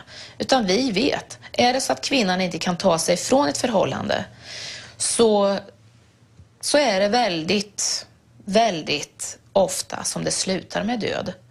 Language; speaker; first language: Swedish; native; Swedish